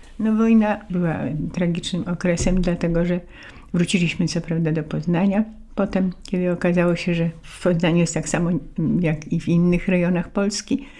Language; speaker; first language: Polish; native; Polish